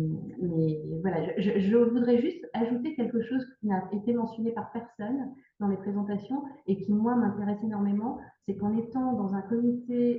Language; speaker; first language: French; native; French